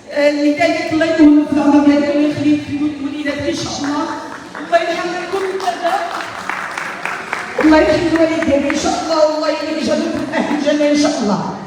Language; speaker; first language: Arabic; native; Arabic